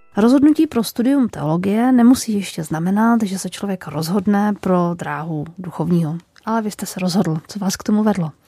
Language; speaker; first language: Czech; native; Czech